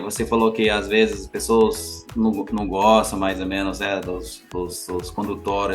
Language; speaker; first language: Portuguese; non-native, learner; English